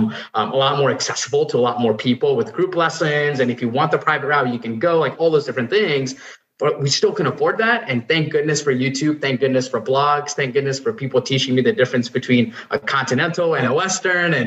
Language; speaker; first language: English; non-native, local second language; Nepali